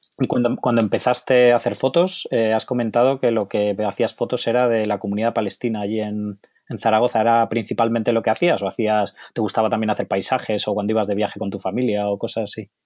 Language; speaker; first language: Spanish; native; Spanish